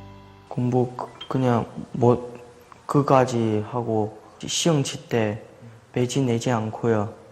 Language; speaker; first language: Korean; non-native, learner; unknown